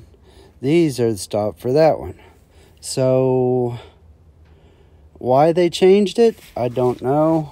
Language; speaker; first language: English; native; English